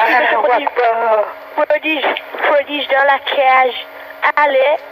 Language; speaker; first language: French; native; French